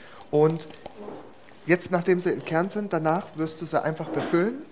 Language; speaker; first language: German; native; German